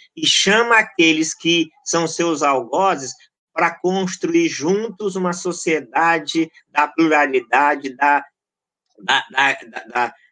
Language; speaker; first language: Portuguese; native; Portuguese